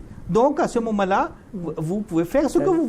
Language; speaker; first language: French; non-native, fluent; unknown